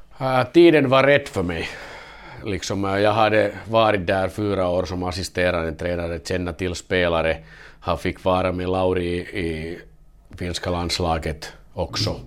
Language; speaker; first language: Swedish; non-native, learner; Finnish